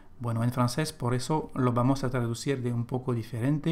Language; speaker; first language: Spanish; non-native, fluent; French